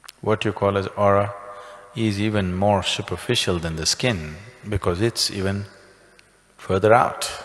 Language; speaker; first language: English; non-native, local second language; Kannada